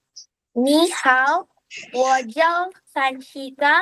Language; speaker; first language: Chinese; non-native, learner; Tamil